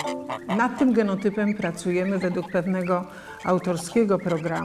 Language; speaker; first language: Polish; native; Polish